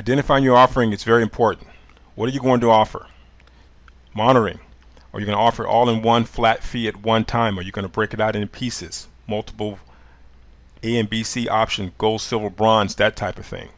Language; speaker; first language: English; native; English